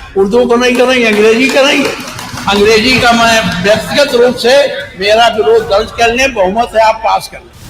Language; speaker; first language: Hindi; native; Hindi